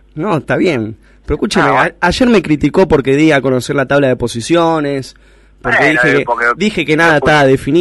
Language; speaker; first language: Spanish; native; Spanish